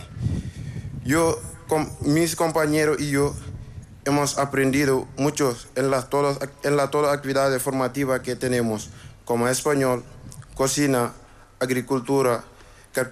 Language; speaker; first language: Spanish; non-native, learner; Wolof